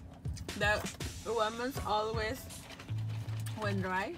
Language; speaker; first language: English; non-native, learner; Spanish